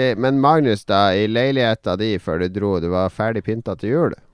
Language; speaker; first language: Norwegian; native; Norwegian